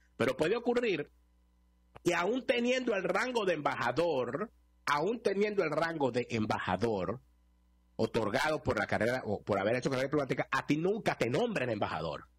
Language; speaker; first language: Spanish; native; Spanish